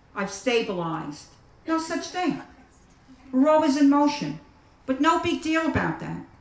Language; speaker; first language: English; native; English